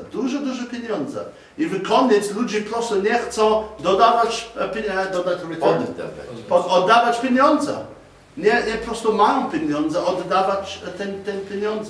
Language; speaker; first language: Polish; non-native, learner; English